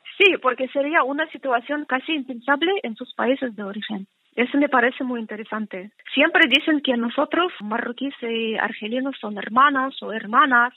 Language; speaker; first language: Spanish; non-native, fluent; Russian